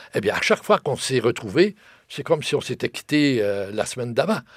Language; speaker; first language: French; native; French